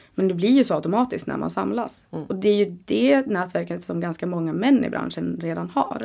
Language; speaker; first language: Swedish; native; Swedish